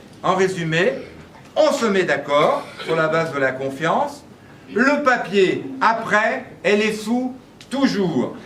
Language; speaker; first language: French; native; French